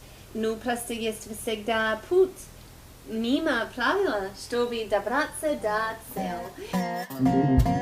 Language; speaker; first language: Russian; non-native, fluent; English